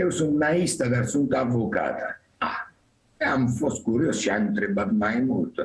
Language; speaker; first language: Romanian; non-native, fluent; Italian